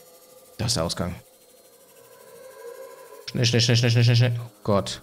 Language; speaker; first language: German; native; German